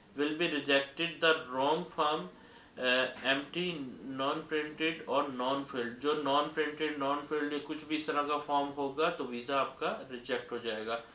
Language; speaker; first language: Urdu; non-native, local second language; Punjabi